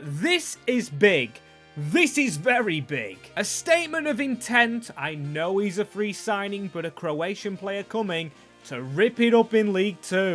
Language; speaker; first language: English; native; English